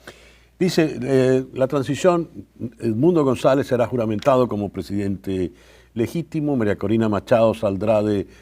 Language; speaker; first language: Spanish; native; Spanish